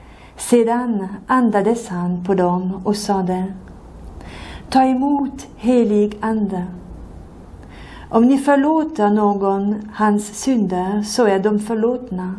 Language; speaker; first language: Swedish; non-native, fluent; French